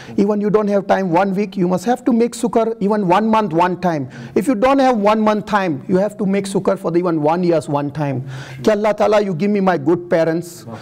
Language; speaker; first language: English; non-native, local second language; Gujarati